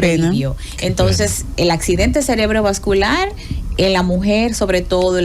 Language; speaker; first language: Spanish; native; Spanish